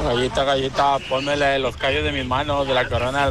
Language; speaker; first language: Spanish; native; Spanish